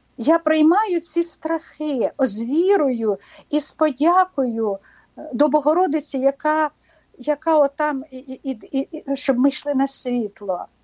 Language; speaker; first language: Ukrainian; non-native, local second language; Russian